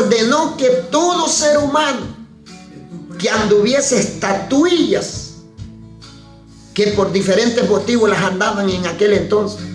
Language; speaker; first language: Spanish; native; Spanish